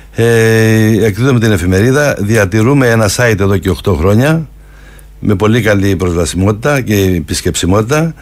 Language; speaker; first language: Greek; native; Greek